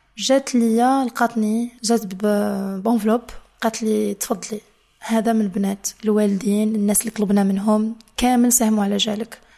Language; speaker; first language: Arabic; non-native, fluent; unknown